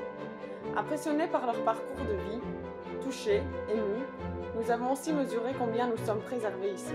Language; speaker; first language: French; native; French